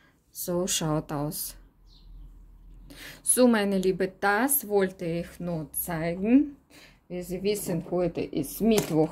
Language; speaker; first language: German; non-native, learner; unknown